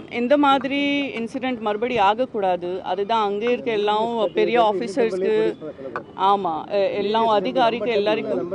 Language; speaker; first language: Tamil; non-native, local second language; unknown